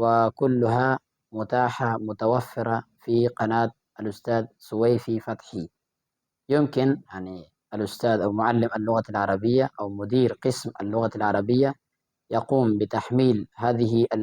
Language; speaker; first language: Arabic; non-native, fluent; Urdu